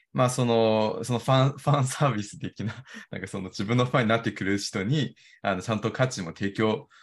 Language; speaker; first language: Japanese; non-native, fluent; Chinese